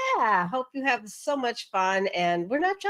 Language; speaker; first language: English; native; English